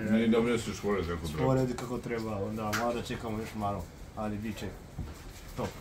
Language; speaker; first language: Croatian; non-native, learner; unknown